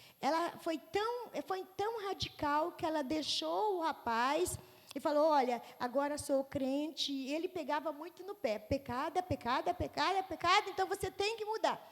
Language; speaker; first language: Portuguese; native; Portuguese